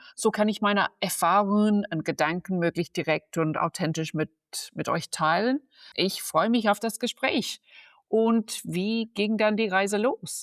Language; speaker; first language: German; non-native, fluent; English